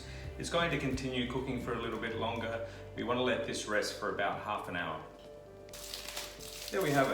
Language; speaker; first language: English; native; English